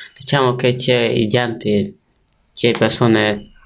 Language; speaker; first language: Italian; non-native, learner; Fula